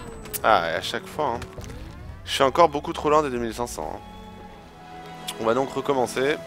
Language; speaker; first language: French; native; French